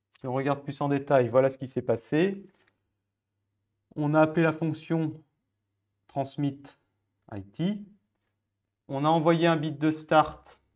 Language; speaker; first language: French; native; French